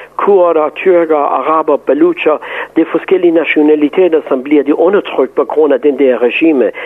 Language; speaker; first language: Danish; non-native, fluent; Persian